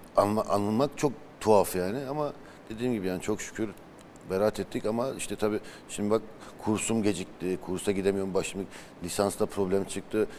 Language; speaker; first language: Turkish; early bilingual, heritage; Turkish